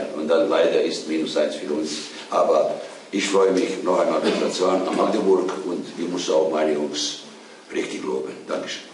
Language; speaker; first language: German; non-native, fluent; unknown